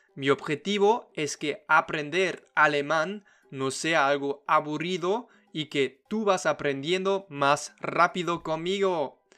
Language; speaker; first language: Spanish; non-native, fluent; German